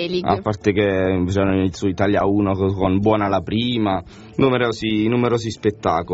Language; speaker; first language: Italian; native; Italian